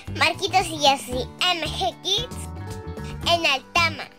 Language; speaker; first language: Spanish; native; Spanish